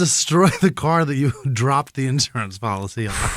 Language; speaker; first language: English; native; English